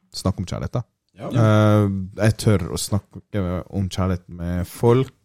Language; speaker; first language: Norwegian; early bilingual, other home language; Somali